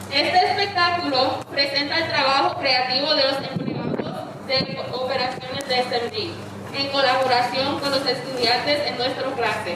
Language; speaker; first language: Spanish; early bilingual, heritage; English